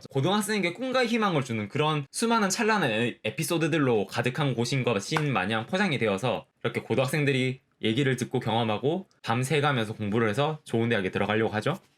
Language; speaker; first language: Korean; native; Korean